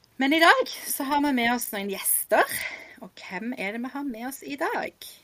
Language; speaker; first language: Norwegian; native; Norwegian